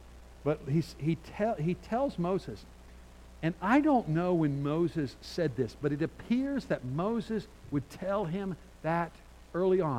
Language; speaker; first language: English; native; English